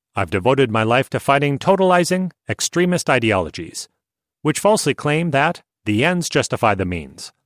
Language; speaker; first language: English; non-native, fluent; Hungarian